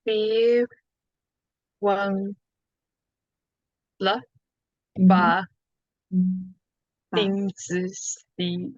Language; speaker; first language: Chinese; non-native, learner; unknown